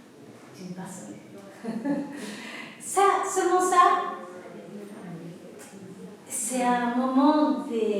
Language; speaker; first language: French; non-native, fluent; Spanish